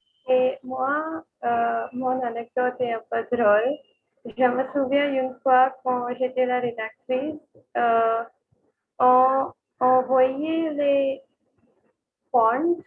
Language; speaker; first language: French; non-native, learner; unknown